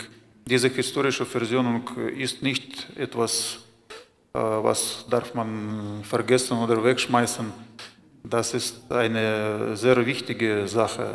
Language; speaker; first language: German; non-native, fluent; Russian